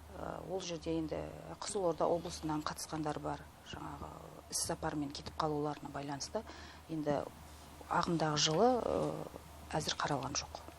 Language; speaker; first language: Kazakh; native; Kazakh